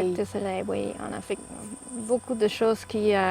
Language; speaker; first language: French; non-native, learner; English